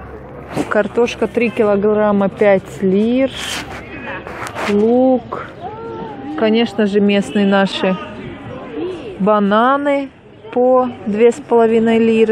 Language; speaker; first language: Russian; native; Russian